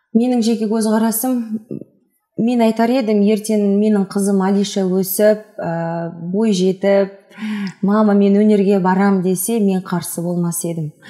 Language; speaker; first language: Kazakh; non-native, local second language; Russian